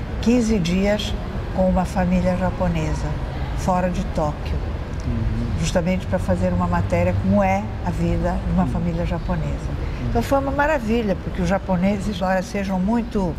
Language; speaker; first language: Portuguese; early bilingual, other home language; Italian